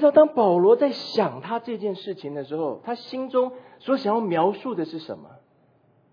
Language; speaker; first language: Chinese; native; Chinese